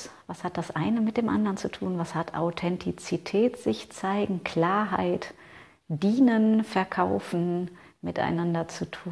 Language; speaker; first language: German; native; German